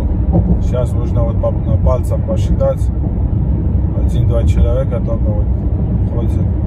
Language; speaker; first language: Russian; non-native, fluent; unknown